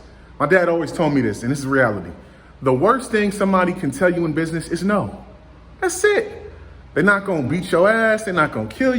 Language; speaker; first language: English; native; English